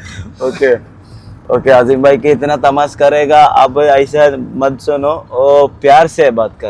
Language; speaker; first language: Hindi; non-native, local second language; Malayalam